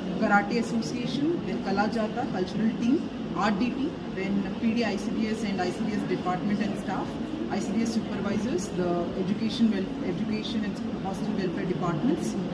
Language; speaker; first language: English; non-native, local second language; Telugu